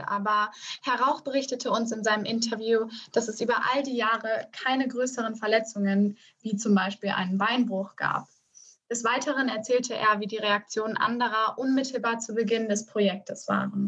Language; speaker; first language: German; native; German